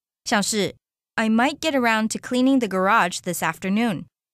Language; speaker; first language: English; non-native, fluent; Chinese